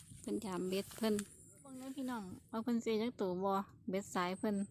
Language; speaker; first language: Thai; non-native, local second language; Lao